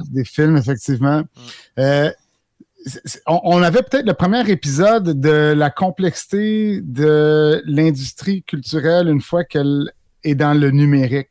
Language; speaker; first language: French; native; French